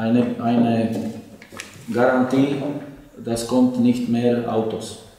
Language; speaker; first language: German; non-native, learner; Slovak